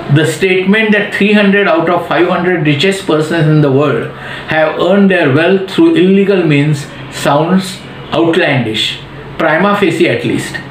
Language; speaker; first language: English; non-native, local second language; Marathi